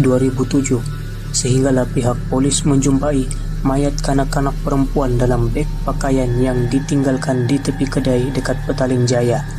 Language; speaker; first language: Malay; native; Malay